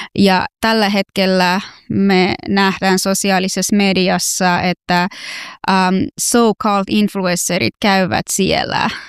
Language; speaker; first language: Finnish; non-native, fluent; Persian